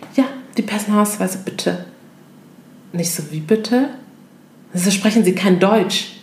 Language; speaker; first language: German; early bilingual, other home language; Ewe